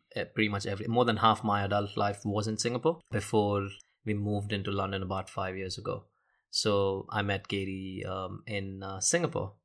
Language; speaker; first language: English; non-native, local second language; Hindi